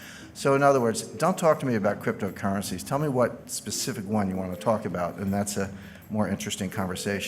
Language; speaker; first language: English; native; English